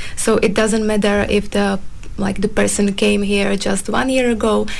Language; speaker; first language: English; non-native, fluent; Slovak